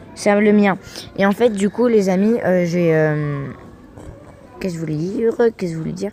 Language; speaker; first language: French; native; French